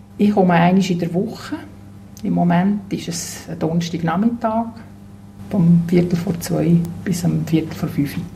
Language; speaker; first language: German; native; German